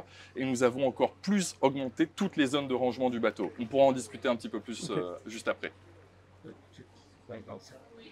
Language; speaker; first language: French; native; French